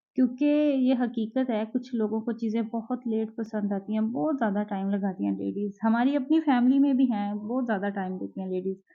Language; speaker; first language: Urdu; native; Urdu